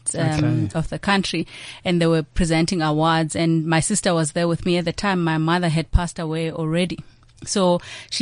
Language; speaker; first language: English; non-native, local second language; Xhosa